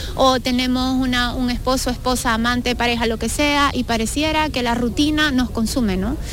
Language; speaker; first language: Spanish; native; Spanish